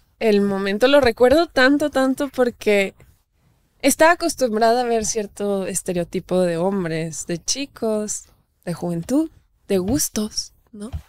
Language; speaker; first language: Spanish; native; Spanish